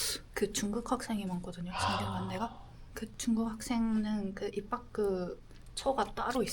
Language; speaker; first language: Korean; non-native, fluent; Japanese